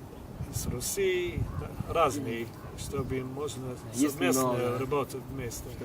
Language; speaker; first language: Russian; non-native, fluent; English